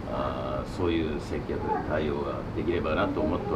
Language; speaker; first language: Japanese; native; Japanese